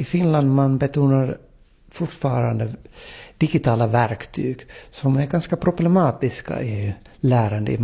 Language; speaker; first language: Swedish; non-native, fluent; Finnish